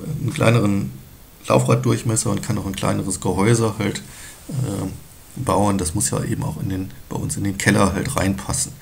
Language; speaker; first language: German; native; German